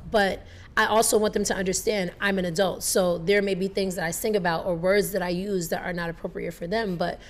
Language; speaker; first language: English; native; English